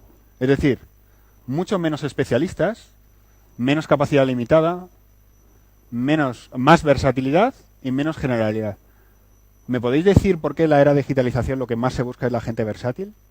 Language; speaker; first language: Spanish; native; Spanish